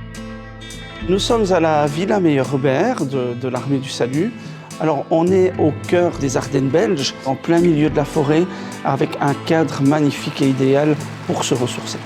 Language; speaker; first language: French; native; French